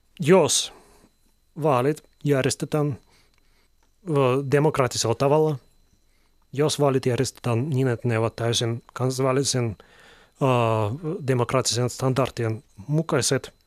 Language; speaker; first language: Finnish; non-native, fluent; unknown